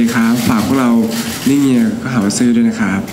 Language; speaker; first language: Thai; native; Thai